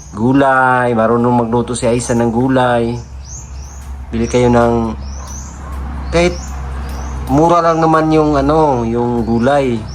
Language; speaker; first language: Filipino; non-native, local second language; Cebuano